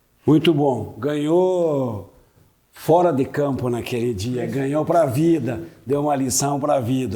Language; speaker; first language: Portuguese; native; Portuguese